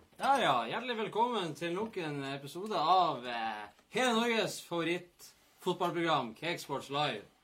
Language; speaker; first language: Norwegian; native; Norwegian